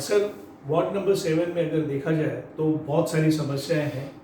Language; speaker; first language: Hindi; non-native, local second language; Marathi